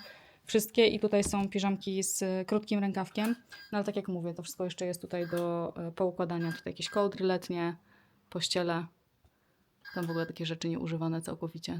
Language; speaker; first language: Polish; native; Polish